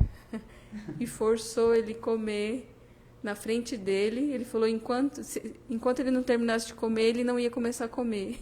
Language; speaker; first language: Portuguese; native; Portuguese